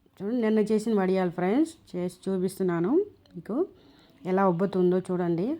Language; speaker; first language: Telugu; non-native, local second language; Tamil